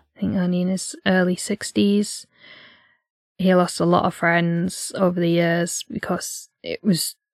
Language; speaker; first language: English; native; English